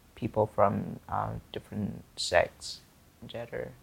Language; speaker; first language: English; non-native, fluent; Vietnamese